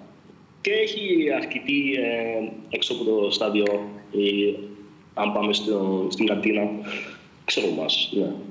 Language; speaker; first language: Greek; early bilingual, other home language; English